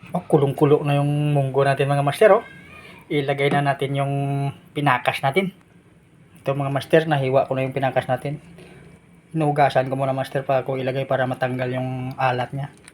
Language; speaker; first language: Filipino; non-native, local second language; Hiligaynon